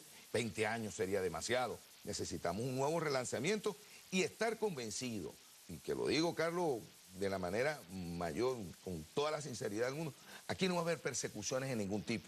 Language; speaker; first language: Spanish; native; Spanish